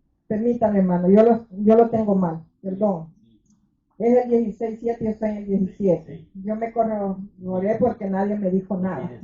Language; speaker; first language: Spanish; native; Spanish